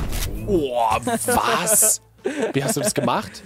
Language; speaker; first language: German; native; German